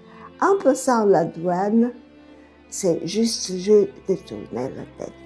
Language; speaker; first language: French; non-native, fluent; Bulgarian